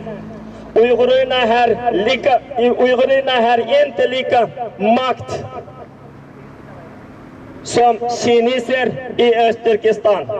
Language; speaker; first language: Swedish; non-native, learner; Uyghur